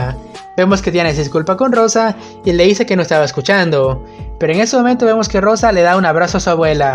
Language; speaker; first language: Spanish; native; Spanish